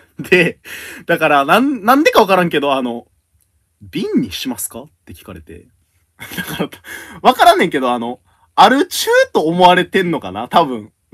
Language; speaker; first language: Japanese; native; Japanese